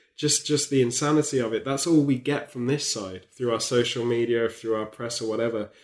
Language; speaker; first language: English; native; English